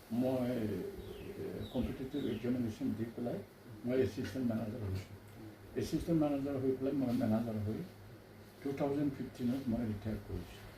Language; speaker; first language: Assamese; non-native, local second language; Bodo